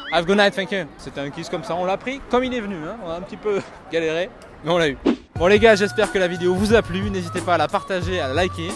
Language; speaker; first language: French; native; French